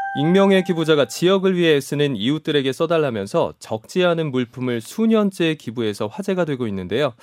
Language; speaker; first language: Korean; native; Korean